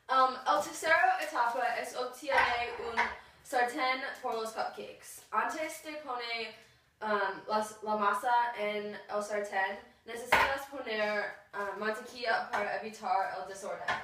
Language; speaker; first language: Spanish; non-native, learner; English